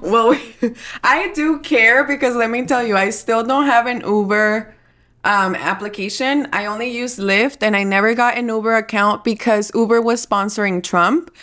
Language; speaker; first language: English; early bilingual, other home language; Spanish